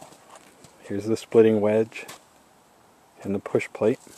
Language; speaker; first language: English; native; English